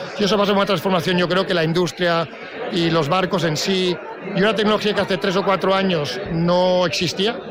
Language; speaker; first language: Spanish; non-native, local second language; Catalan